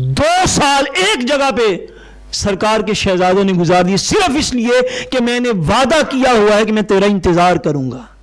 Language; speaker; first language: Urdu; non-native, local second language; Punjabi